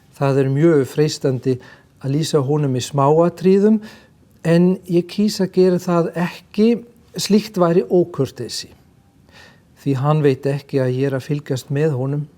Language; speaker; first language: Icelandic; non-native, fluent; German